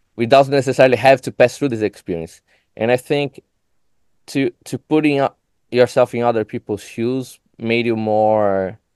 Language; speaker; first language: English; non-native, fluent; Portuguese